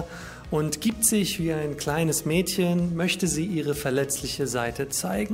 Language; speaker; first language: German; native; German